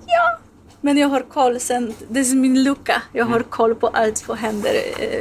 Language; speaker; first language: Swedish; non-native, learner; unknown